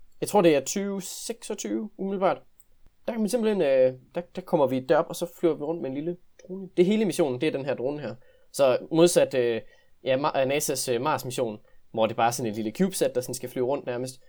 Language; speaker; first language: Danish; native; Danish